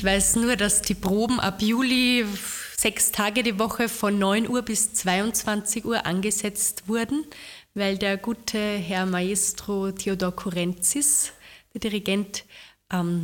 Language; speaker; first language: German; native; German